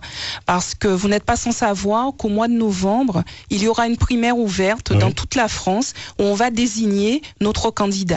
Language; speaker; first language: French; native; French